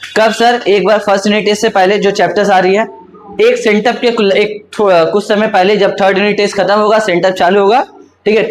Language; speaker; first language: Hindi; native; Hindi